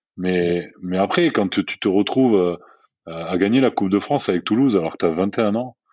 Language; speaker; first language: French; native; French